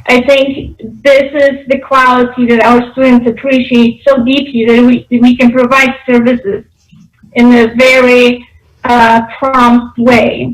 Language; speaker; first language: English; non-native, fluent; Polish